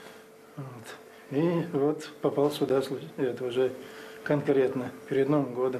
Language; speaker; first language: Russian; native; Russian